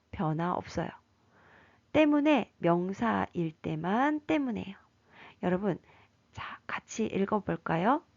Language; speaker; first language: Korean; native; Korean